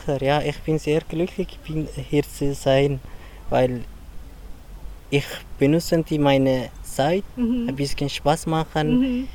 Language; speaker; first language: German; non-native, learner; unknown